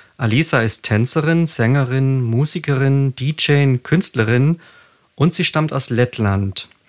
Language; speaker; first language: German; native; German